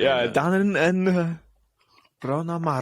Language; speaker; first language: Welsh; non-native, local second language; English